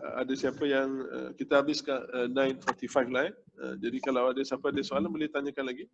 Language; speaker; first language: Malay; native; Malay